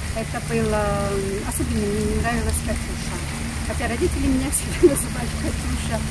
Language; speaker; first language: Russian; native; Russian